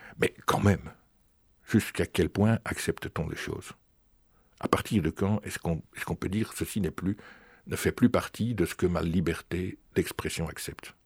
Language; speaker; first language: French; native; French